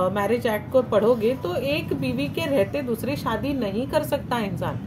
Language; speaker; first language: Hindi; non-native, local second language; Marathi